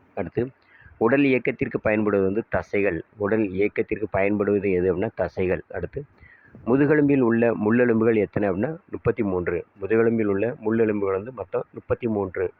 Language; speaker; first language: Tamil; native; Tamil